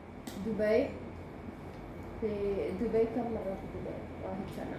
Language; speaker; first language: Arabic; non-native, learner; Indonesian